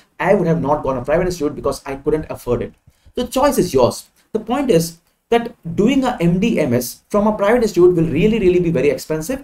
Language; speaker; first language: English; non-native, local second language; Hindi